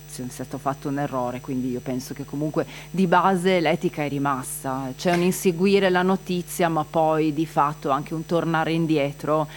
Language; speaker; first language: Italian; native; Italian